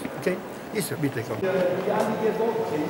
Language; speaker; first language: German; non-native, learner; Italian